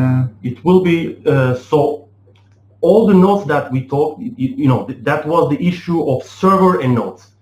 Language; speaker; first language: English; non-native, fluent; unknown